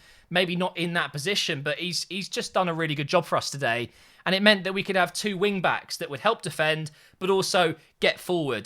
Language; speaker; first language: English; native; English